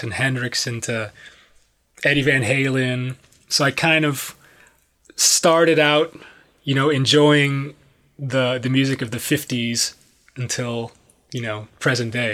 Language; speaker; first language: English; native; English